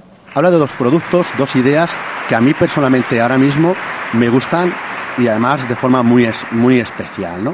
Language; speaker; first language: Spanish; native; Spanish